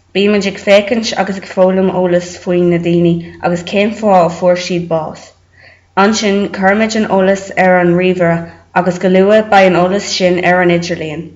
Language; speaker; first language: Irish; non-native, local second language; English